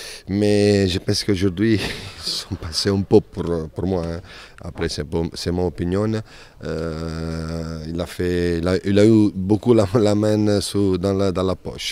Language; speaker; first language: French; non-native, fluent; Spanish